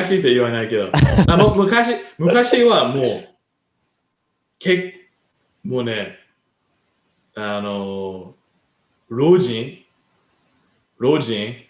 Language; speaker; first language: Japanese; non-native, learner; English